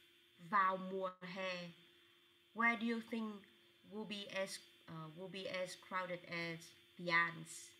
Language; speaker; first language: English; non-native, fluent; Vietnamese